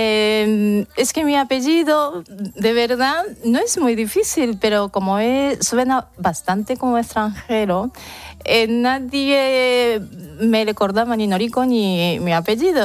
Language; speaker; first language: Spanish; non-native, fluent; Japanese